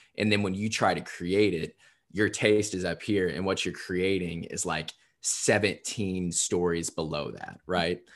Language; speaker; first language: English; native; English